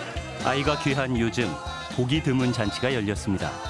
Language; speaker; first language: Korean; native; Korean